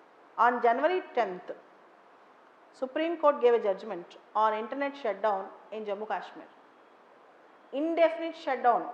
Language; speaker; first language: English; non-native, local second language; Telugu